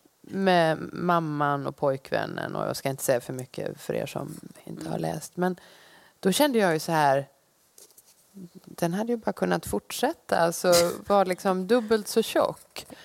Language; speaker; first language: Swedish; native; Swedish